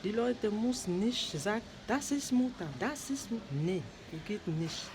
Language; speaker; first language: German; non-native, learner; French